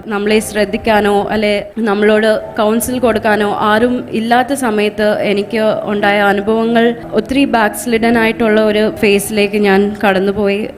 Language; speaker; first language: Malayalam; early bilingual, heritage; Malayalam